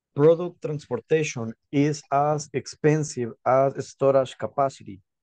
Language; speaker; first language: English; non-native, learner; Spanish